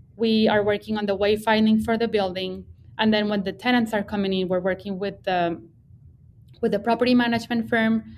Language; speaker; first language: English; non-native, fluent; Spanish